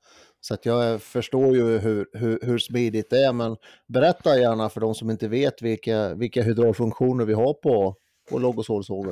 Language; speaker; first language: Swedish; native; Swedish